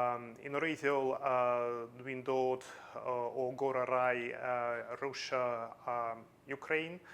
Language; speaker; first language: Welsh; non-native, learner; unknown